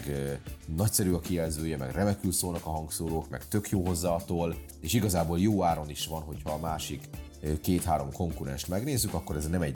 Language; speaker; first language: Hungarian; native; Hungarian